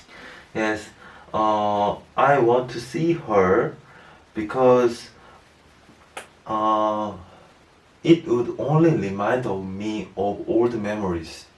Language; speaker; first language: English; non-native, learner; Korean